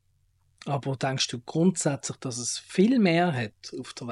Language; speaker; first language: German; native; German